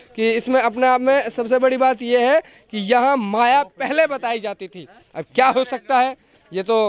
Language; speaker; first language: Hindi; native; Hindi